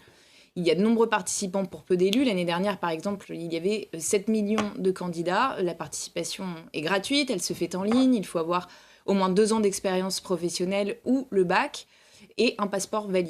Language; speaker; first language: French; native; French